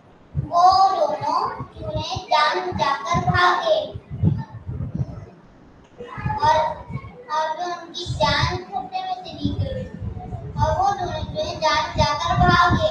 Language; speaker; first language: Hindi; native; Hindi